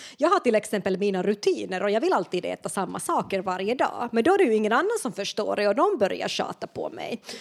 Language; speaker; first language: Swedish; non-native, local second language; Finnish